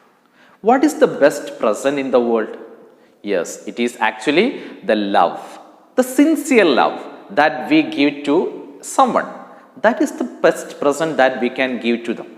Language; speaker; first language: English; non-native, local second language; Malayalam